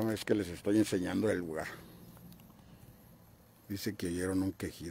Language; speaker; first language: Spanish; native; Spanish